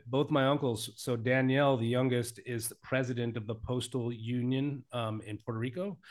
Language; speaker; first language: English; native; English